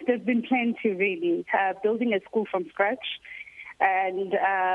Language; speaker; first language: English; non-native, local second language; Xhosa